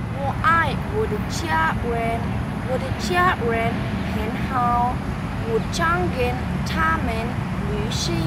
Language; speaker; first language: Chinese; non-native, learner; German